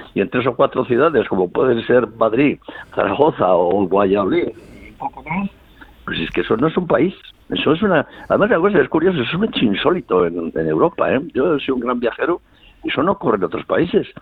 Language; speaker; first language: Spanish; native; Spanish